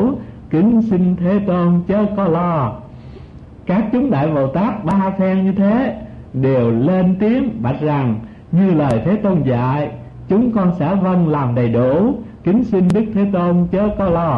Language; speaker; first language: Vietnamese; native; Vietnamese